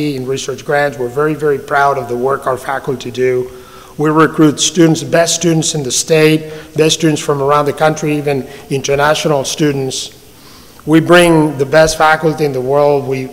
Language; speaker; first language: English; non-native, fluent; Spanish